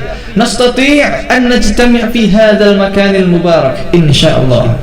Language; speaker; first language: Arabic; non-native, learner; Indonesian